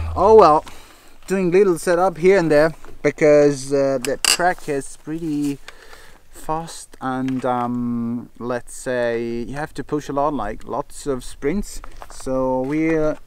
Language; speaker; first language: English; non-native, fluent; Italian